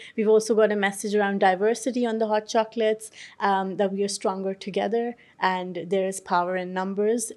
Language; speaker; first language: English; non-native, local second language; Urdu